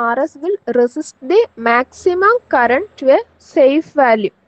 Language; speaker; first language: English; non-native, local second language; Malayalam